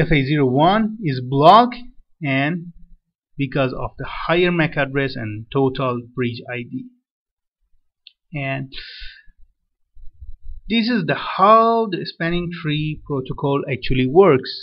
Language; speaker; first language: English; non-native, fluent; Persian